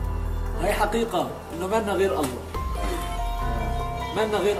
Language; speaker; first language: Arabic; native; Arabic